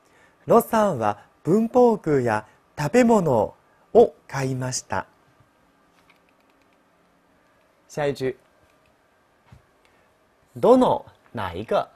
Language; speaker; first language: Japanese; non-native, fluent; Chinese